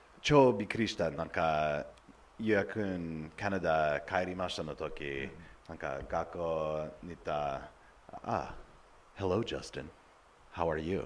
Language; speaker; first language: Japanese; non-native, learner; English